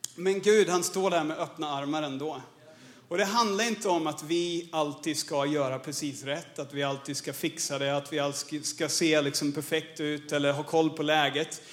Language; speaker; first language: Swedish; non-native, fluent; English